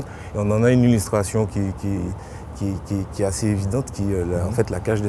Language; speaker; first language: French; native; French